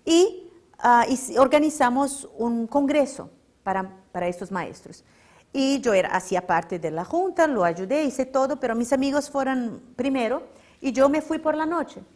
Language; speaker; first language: Spanish; non-native, fluent; Portuguese